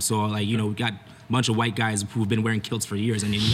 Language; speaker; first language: English; native; English